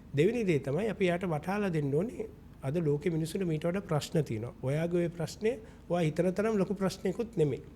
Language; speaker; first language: Sinhala; non-native, local second language; Malay